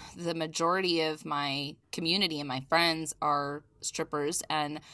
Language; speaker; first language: English; native; English